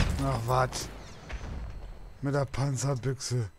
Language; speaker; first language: German; native; German